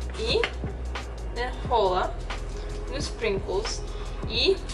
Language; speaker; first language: Portuguese; non-native, learner; English